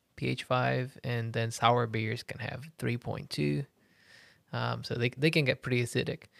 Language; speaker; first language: English; early bilingual, other home language; Spanish